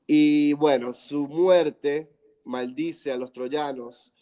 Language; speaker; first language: Spanish; non-native, fluent; English